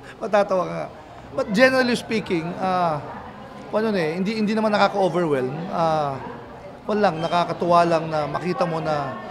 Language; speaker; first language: Filipino; non-native, local second language; Pangasinan